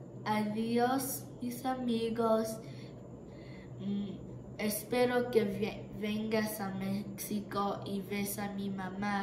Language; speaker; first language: Spanish; early bilingual, other home language; English